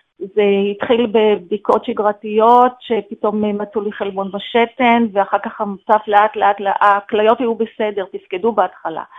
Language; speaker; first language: Hebrew; native; Hebrew